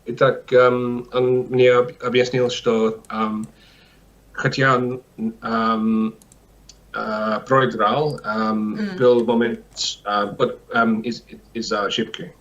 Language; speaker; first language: Russian; non-native, learner; English